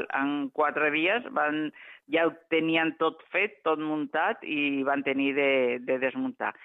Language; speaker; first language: Catalan; non-native, local second language; Spanish